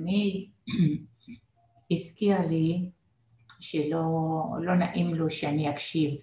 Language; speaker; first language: Hebrew; non-native, fluent; Arabic